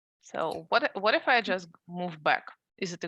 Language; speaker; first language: English; non-native, fluent; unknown